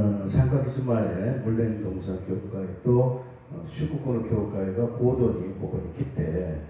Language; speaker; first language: Japanese; non-native, fluent; Korean